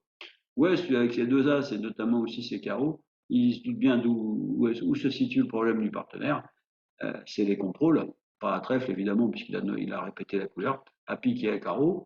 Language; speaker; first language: French; native; French